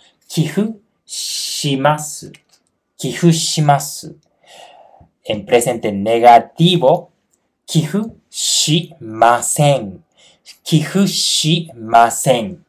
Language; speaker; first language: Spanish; non-native, fluent; Japanese